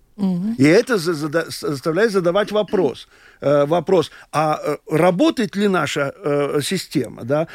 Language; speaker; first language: Russian; non-native, local second language; Latvian